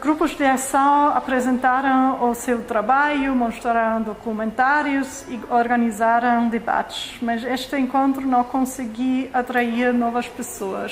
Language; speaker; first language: Portuguese; non-native, fluent; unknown